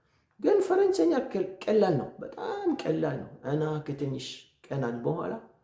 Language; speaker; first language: Amharic; non-native, learner; French